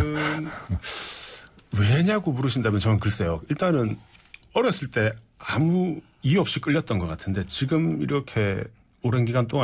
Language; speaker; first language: Korean; native; Korean